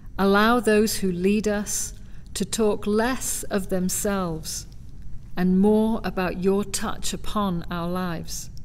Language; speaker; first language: English; native; English